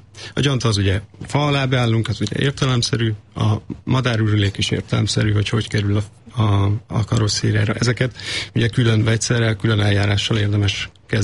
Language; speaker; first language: Hungarian; native; Hungarian